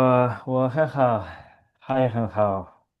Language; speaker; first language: Chinese; non-native, learner; Hebrew